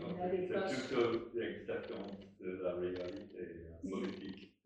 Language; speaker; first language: French; non-native, fluent; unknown